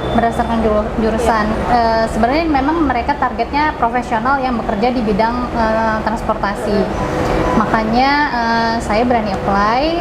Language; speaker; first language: Indonesian; native; Indonesian